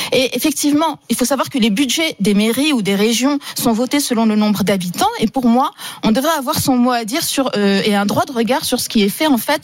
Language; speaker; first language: French; non-native, local second language; Arabic